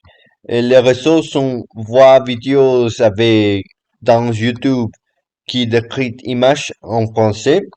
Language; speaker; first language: French; non-native, learner; Spanish